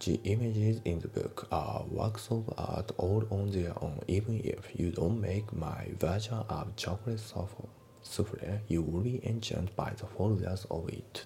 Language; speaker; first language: English; non-native, fluent; Japanese